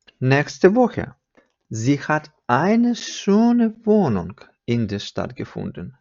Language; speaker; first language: German; non-native, fluent; Ukrainian